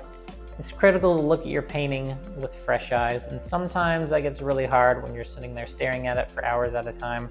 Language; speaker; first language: English; native; English